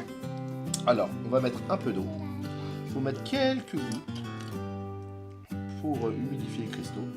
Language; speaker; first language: French; native; French